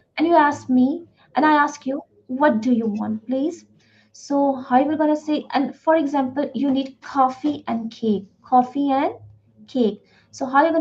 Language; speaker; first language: English; non-native, local second language; Urdu